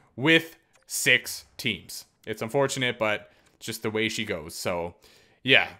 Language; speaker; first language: English; native; English